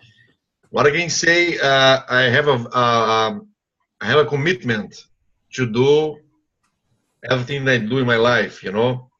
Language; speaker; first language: English; non-native, fluent; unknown